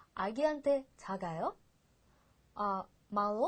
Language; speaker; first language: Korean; non-native, fluent; Russian